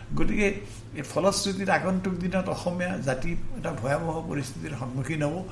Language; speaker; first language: Assamese; native; Assamese